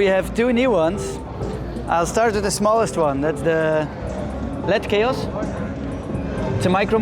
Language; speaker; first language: English; non-native, fluent; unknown